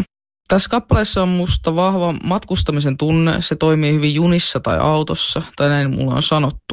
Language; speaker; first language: Finnish; native; Finnish